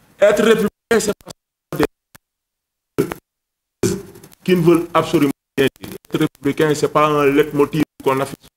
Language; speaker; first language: French; non-native, local second language; Wolof